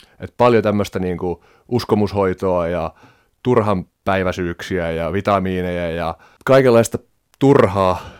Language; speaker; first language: Finnish; native; Finnish